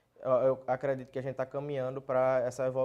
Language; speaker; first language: Portuguese; native; Portuguese